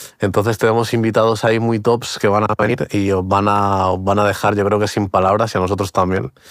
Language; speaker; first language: Spanish; early bilingual, other home language; Portuguese